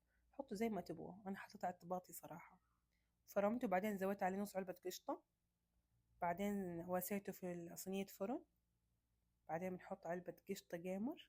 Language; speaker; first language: Arabic; native; Arabic